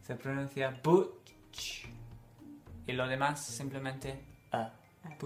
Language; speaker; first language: Spanish; non-native, fluent; English